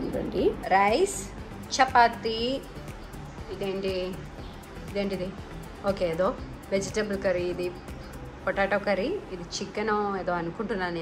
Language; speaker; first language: Telugu; non-native, local second language; Malayalam